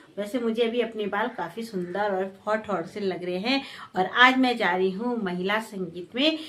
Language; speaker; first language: Hindi; non-native, local second language; Garhwali